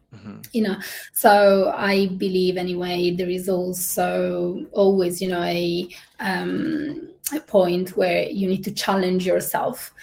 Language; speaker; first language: English; non-native, fluent; Italian